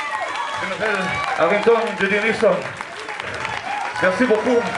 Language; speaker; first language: French; non-native, learner; English